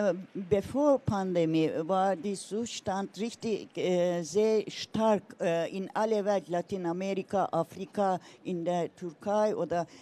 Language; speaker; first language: German; non-native, learner; Turkish